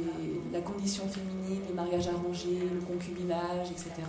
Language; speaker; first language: French; native; French